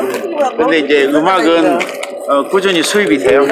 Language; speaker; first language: Korean; native; Korean